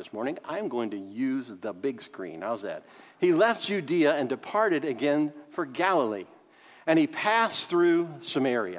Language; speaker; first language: English; native; English